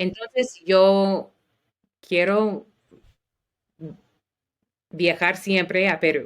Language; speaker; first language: Spanish; non-native, learner; English